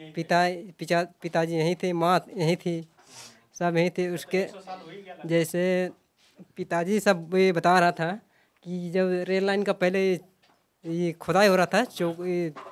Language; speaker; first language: Hindi; native; Hindi